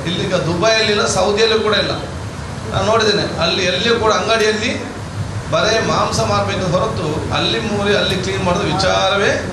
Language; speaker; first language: Kannada; non-native, local second language; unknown